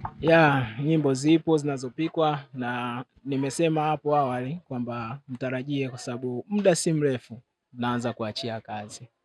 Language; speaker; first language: Swahili; native; Swahili